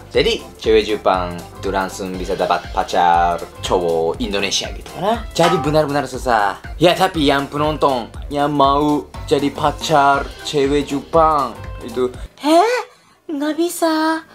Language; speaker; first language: Indonesian; non-native, learner; Japanese